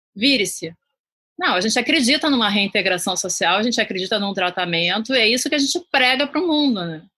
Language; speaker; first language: Portuguese; native; Portuguese